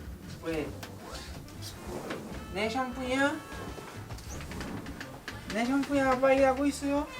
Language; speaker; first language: Korean; non-native, learner; French